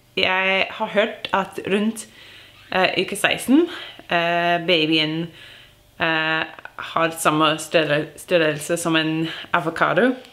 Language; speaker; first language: Norwegian; non-native, learner; English